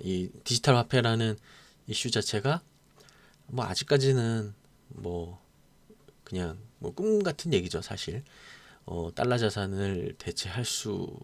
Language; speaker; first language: Korean; native; Korean